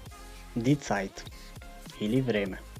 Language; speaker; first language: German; non-native, fluent; Macedonian